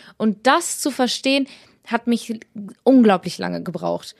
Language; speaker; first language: German; native; German